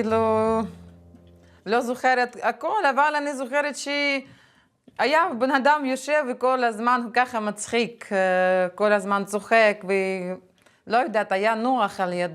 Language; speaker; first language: Hebrew; non-native, fluent; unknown